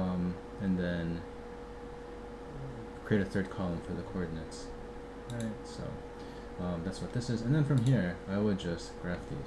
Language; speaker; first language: English; native; English